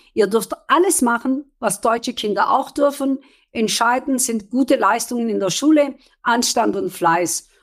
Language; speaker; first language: German; early bilingual, other home language; Kurdish